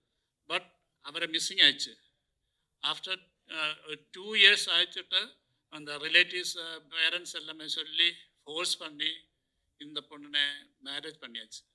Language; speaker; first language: Tamil; non-native, learner; Malayalam